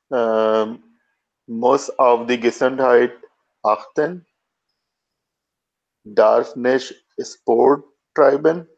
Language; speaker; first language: German; non-native, learner; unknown